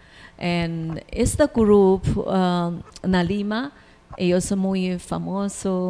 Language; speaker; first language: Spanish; non-native, learner; Chinese